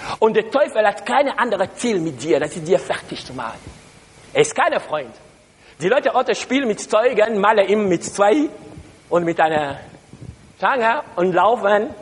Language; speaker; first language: German; non-native, learner; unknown